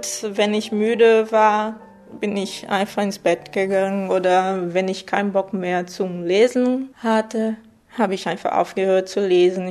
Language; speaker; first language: German; non-native, fluent; Portuguese